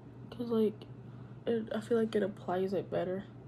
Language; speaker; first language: English; early bilingual, other home language; Spanish